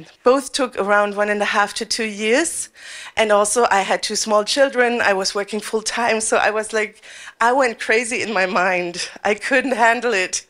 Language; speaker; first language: English; non-native, fluent; German